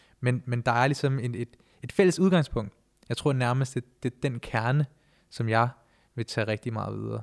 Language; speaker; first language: Danish; early bilingual, other home language; Punjabi